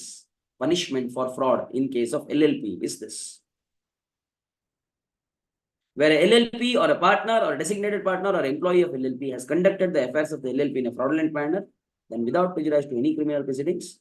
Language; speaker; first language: English; non-native, local second language; Kannada